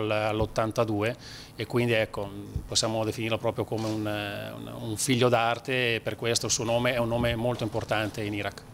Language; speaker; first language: Italian; native; Italian